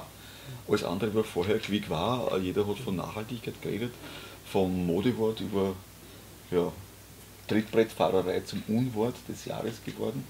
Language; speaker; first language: German; native; German